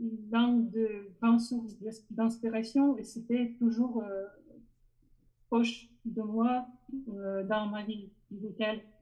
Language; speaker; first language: French; non-native, learner; Russian